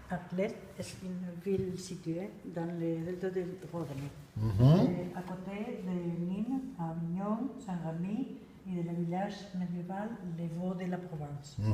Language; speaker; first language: French; non-native, learner; Spanish